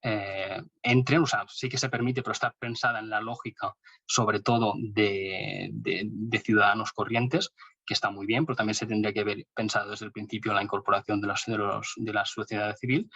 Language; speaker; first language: Spanish; native; Spanish